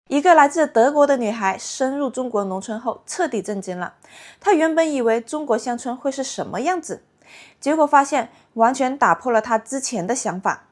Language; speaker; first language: Chinese; native; Chinese